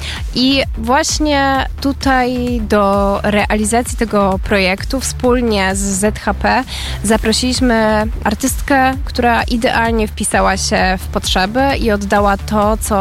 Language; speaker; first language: Polish; native; Polish